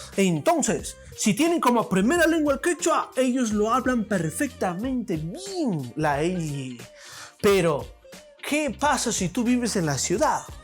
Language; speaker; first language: Spanish; native; Spanish